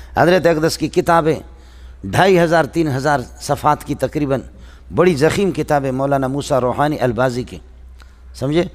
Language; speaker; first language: Urdu; non-native, local second language; Baluchi